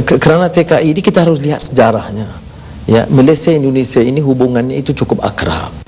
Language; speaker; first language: Malay; native; Malay